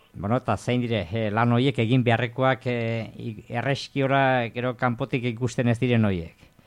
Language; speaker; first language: Basque; native; Basque